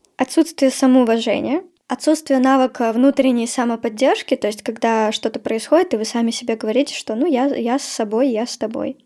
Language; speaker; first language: Russian; native; Russian